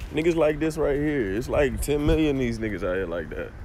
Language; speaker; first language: English; native; English